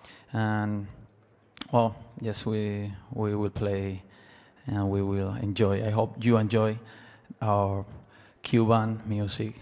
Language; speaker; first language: English; non-native, learner; Spanish